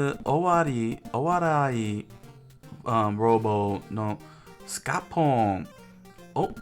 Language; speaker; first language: Japanese; non-native, learner; English